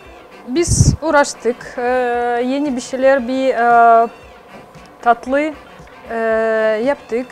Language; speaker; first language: Turkish; non-native, fluent; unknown